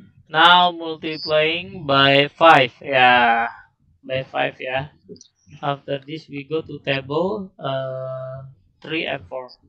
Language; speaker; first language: English; non-native, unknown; Indonesian